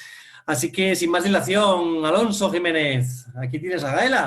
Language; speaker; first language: Spanish; native; Spanish